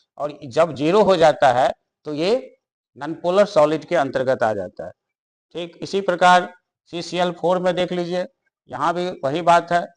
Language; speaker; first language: Hindi; native; Hindi